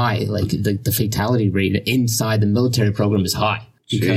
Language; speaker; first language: English; non-native, fluent; Russian